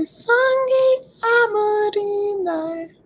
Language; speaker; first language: Korean; non-native, learner; English